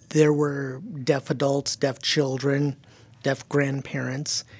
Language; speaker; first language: English; early bilingual, other home language; German